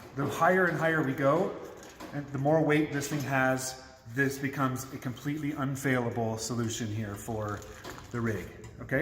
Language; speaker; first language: English; native; English